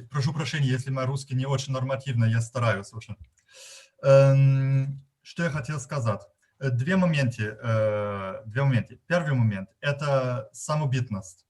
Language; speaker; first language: Russian; non-native, fluent; German